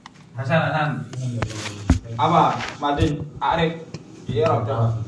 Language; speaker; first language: Indonesian; native; Indonesian